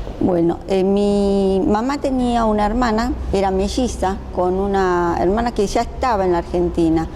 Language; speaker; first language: Spanish; early bilingual, other home language; Japanese